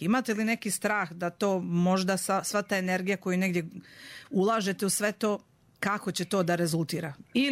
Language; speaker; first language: Croatian; native; Croatian